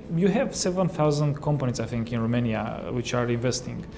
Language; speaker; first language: English; non-native, fluent; Romanian